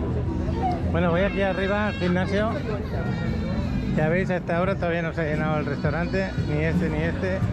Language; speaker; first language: Spanish; native; Spanish